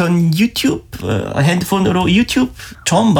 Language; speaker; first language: Korean; non-native, learner; German